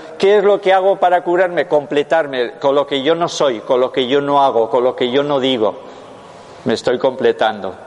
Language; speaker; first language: Spanish; non-native, local second language; Basque